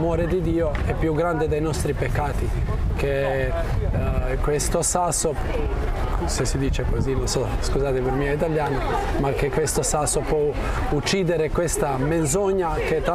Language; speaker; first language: Italian; non-native, fluent; Croatian